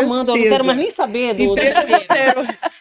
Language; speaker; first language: Portuguese; native; Portuguese